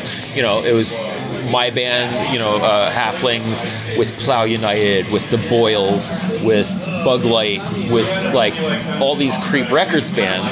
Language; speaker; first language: English; native; English